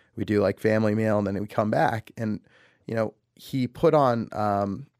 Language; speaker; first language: English; native; English